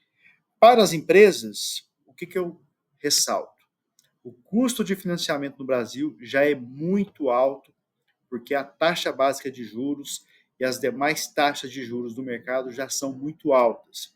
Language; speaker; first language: Portuguese; native; Portuguese